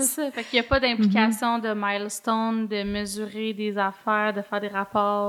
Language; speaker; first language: French; native; French